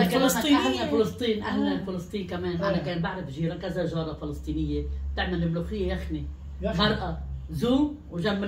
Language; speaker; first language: Arabic; native; Arabic